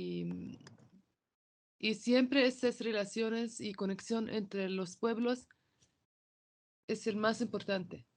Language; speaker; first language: Spanish; non-native, local second language; Arabic